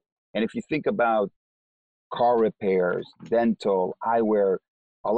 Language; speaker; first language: English; non-native, fluent; Hebrew